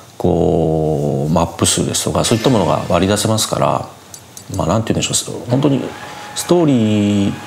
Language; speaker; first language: Japanese; native; Japanese